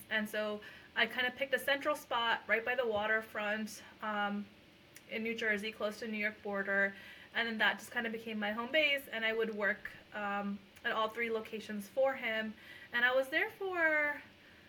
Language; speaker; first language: English; early bilingual, other home language; Punjabi